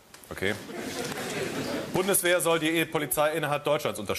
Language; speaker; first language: German; native; German